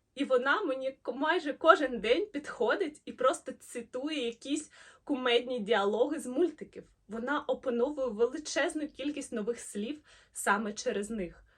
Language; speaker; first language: Ukrainian; non-native, local second language; Russian